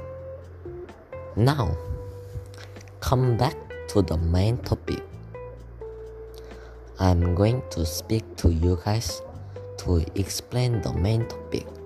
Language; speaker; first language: English; non-native, learner; Korean